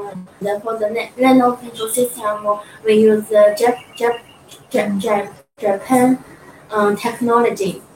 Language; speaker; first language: English; non-native, learner; Chinese